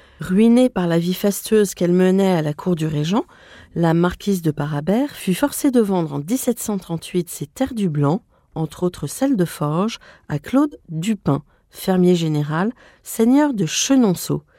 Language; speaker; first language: French; native; French